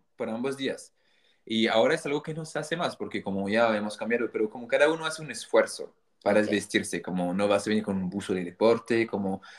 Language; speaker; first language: Spanish; non-native, fluent; French